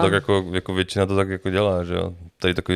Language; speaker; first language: Czech; native; Czech